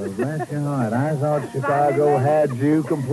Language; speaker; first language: English; native; English